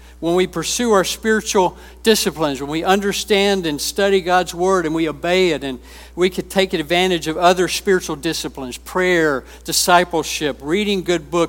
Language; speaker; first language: English; native; English